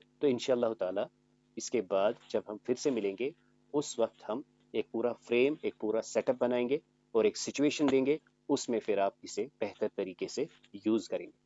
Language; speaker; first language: Urdu; native; Urdu